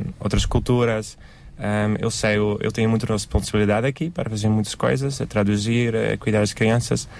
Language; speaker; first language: Portuguese; non-native, learner; Dutch